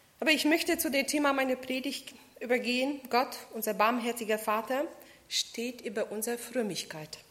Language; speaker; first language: German; non-native, fluent; Polish